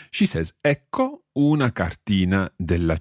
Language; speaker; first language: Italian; non-native, fluent; English